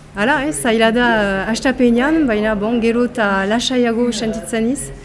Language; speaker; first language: Basque; non-native, local second language; French